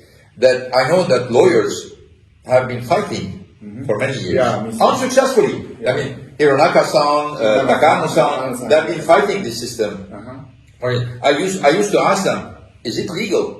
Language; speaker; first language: English; non-native, fluent; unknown